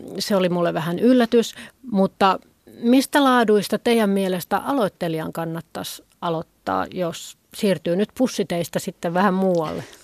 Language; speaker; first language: Finnish; native; Finnish